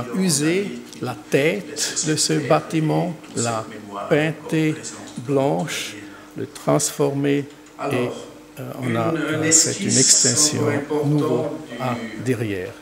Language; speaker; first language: French; non-native, learner; German